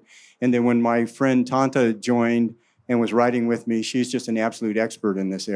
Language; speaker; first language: English; native; English